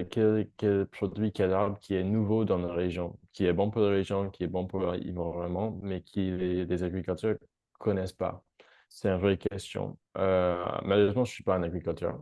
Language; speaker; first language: French; non-native, fluent; English